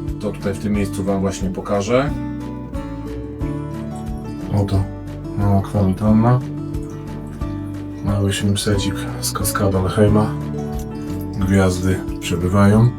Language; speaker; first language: Polish; native; Polish